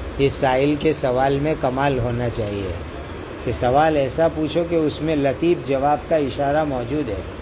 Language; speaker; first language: Urdu; non-native, local second language; Gujarati